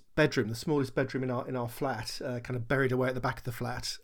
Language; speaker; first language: English; native; English